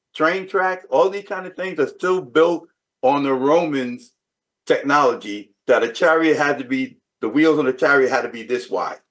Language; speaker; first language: English; native; English